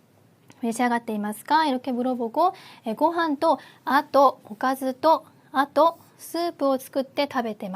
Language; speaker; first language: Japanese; non-native, fluent; Korean